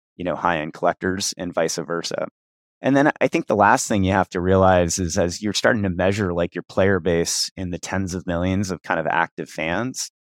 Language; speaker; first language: English; native; English